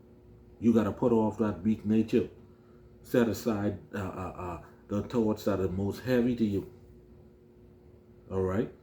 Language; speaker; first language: English; native; English